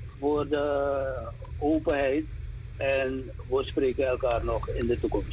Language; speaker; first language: Dutch; native; Dutch